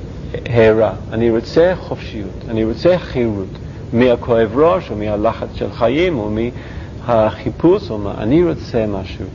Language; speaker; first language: Hebrew; non-native, learner; English